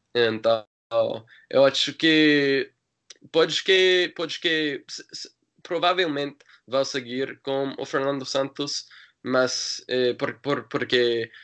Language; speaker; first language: Portuguese; non-native, learner; English